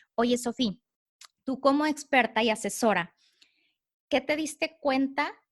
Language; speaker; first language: Spanish; native; Spanish